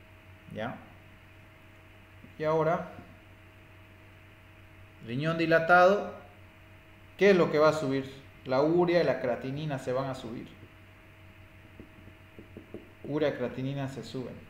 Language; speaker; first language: Spanish; native; Spanish